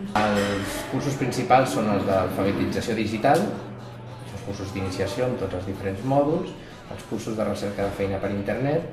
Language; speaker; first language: Catalan; native; Catalan